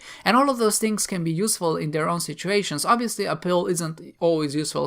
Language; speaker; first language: English; non-native, fluent; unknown